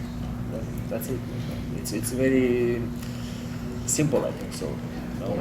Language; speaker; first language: English; non-native, learner; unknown